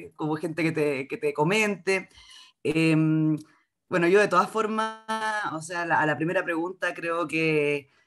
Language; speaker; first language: Spanish; native; Spanish